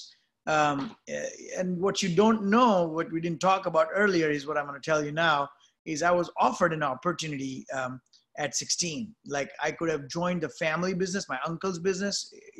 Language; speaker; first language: English; non-native, local second language; Gujarati